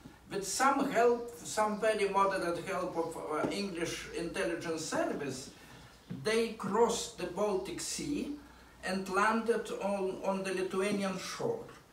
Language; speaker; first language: English; non-native, fluent; Lithuanian